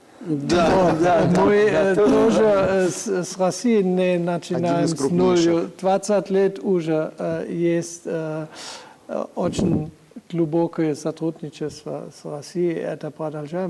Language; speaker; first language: Russian; non-native, learner; German